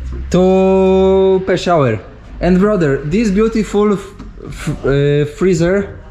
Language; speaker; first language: English; non-native, learner; Polish